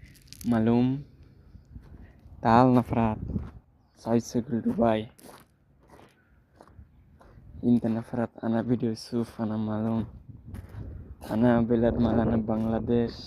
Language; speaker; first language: Arabic; non-native, learner; Bangla